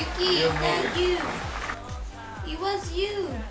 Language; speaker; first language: English; non-native, learner; Korean